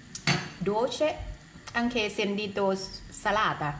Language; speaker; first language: Italian; non-native, learner; Thai